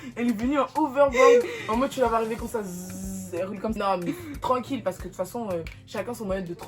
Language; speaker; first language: French; native; French